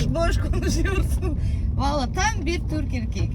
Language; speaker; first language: Turkish; non-native, learner; Russian